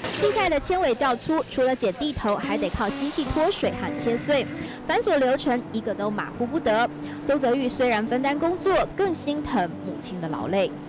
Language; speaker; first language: Chinese; native; Chinese